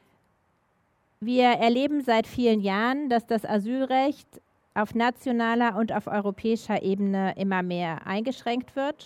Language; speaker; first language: German; native; German